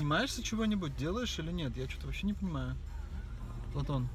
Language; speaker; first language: Russian; native; Russian